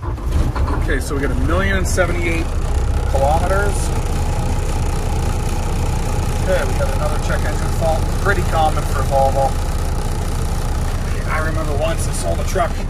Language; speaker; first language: English; native; English